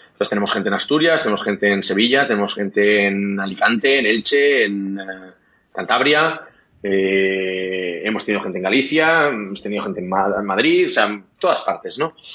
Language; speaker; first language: Spanish; non-native, local second language; Catalan